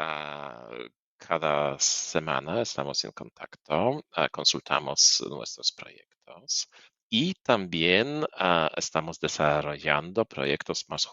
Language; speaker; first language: Spanish; non-native, fluent; Polish